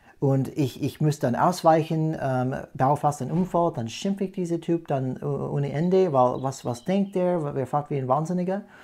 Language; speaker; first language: German; non-native, fluent; English